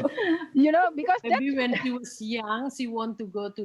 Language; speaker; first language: English; non-native, learner; Indonesian